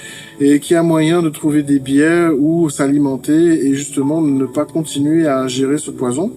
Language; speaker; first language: French; native; French